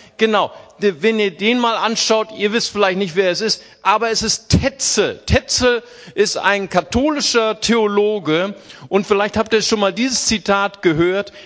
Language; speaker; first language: German; early bilingual, other home language; Portuguese